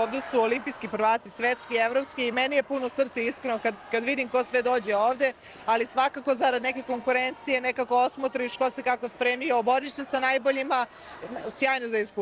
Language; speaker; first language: Serbian; native; Serbian